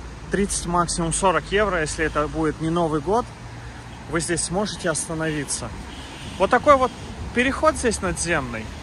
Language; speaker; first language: Russian; native; Russian